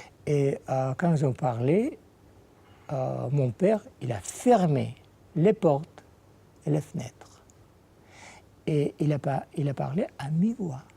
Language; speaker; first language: French; non-native, fluent; Russian